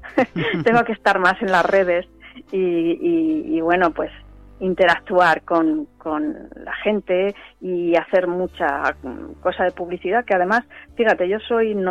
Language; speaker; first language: Spanish; native; Spanish